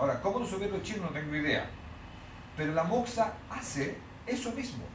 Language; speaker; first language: Spanish; native; Spanish